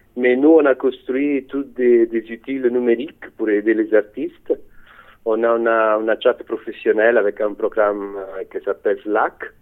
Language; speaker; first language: French; non-native, fluent; Italian